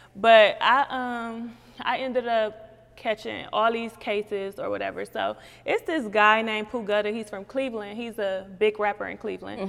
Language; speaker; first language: English; native; English